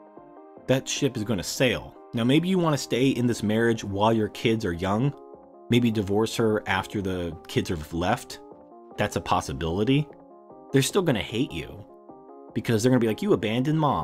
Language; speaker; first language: English; native; English